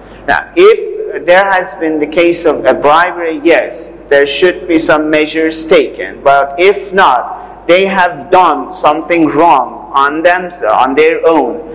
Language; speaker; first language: English; non-native, fluent; Persian